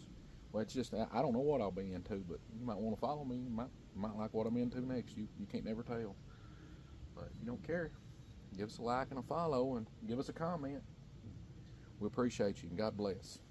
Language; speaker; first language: English; native; English